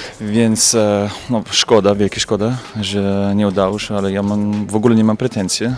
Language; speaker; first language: Polish; non-native, fluent; German